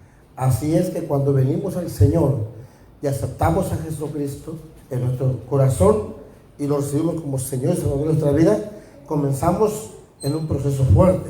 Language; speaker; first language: Spanish; native; Spanish